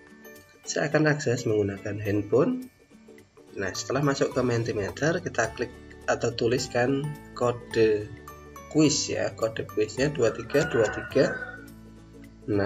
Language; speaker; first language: Indonesian; native; Indonesian